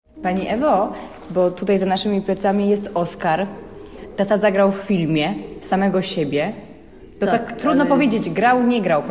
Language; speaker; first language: Polish; native; Polish